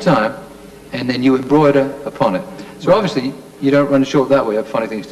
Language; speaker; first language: English; native; English